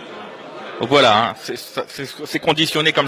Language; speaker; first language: French; native; French